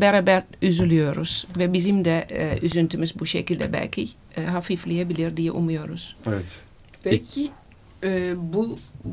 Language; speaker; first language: Turkish; non-native, fluent; Dutch